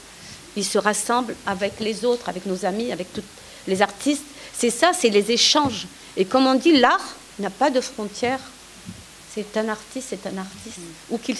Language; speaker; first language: French; non-native, local second language; Arabic